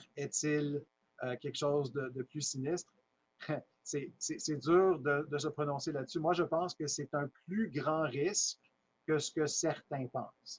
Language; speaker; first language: French; native; French